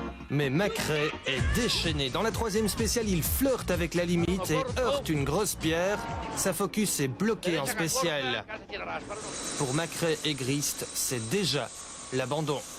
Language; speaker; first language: French; native; French